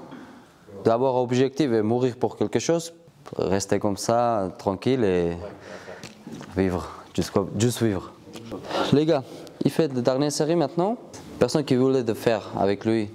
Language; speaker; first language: French; non-native, learner; Georgian